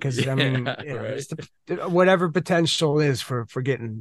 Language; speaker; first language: English; native; English